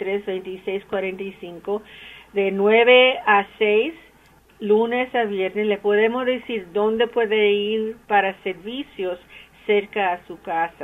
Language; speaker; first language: Spanish; early bilingual, heritage; English